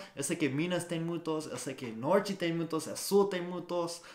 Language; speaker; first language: Portuguese; non-native, fluent; English